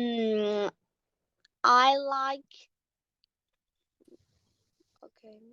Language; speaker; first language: English; non-native, learner; Chinese